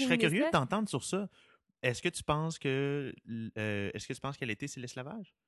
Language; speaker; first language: French; native; French